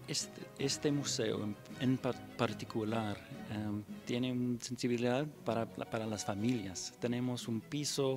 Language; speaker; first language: Spanish; non-native, fluent; English